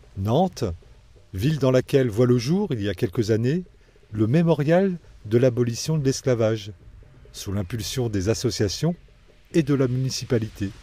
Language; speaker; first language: French; native; French